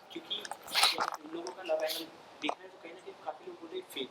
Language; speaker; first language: Hindi; native; Hindi